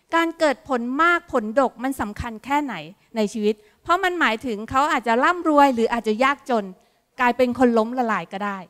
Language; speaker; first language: Thai; native; Thai